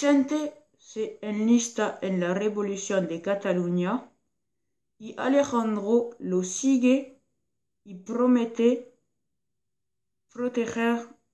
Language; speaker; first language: Spanish; non-native, learner; French